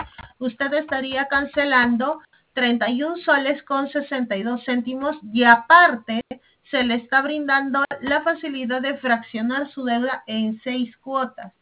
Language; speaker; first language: Spanish; native; Spanish